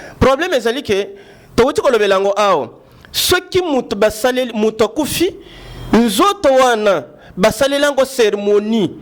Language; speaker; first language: Lingala; native; Lingala